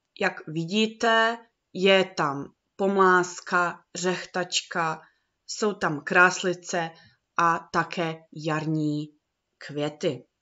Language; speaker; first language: Czech; early bilingual, heritage; Czech